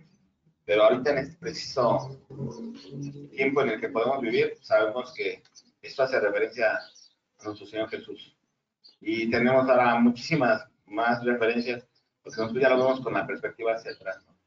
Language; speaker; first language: Spanish; native; Spanish